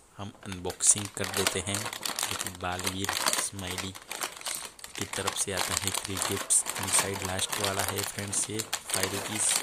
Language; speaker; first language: Hindi; native; Hindi